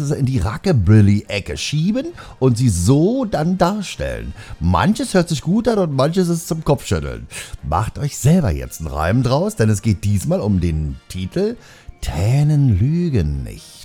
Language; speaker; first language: German; native; German